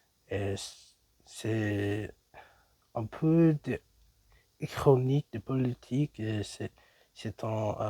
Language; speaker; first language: French; non-native, learner; English